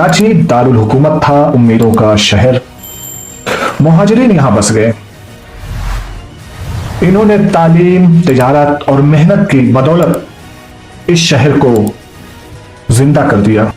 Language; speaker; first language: Urdu; native; Urdu